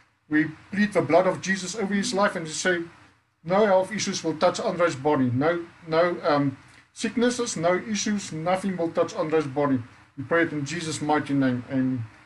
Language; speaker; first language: English; non-native, local second language; Afrikaans